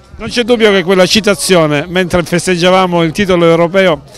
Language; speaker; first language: Italian; native; Italian